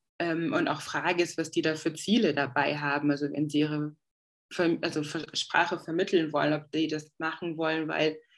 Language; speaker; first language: German; non-native, fluent; French